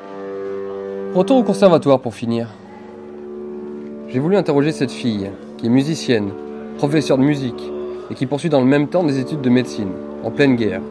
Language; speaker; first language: French; native; French